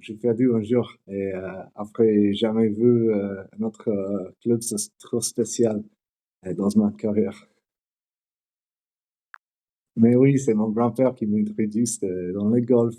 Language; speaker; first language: French; non-native, learner; English